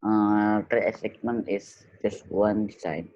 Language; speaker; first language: English; non-native, learner; Indonesian